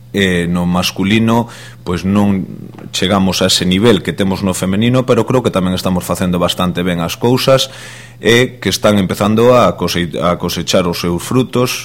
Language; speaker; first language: Galician; non-native, local second language; Spanish